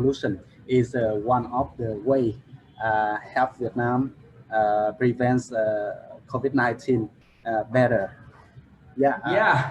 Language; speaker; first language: English; non-native, learner; Vietnamese